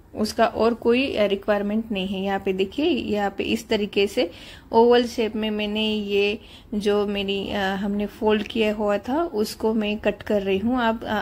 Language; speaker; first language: Hindi; non-native, local second language; Marathi